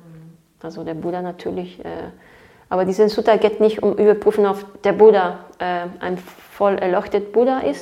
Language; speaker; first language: German; non-native, fluent; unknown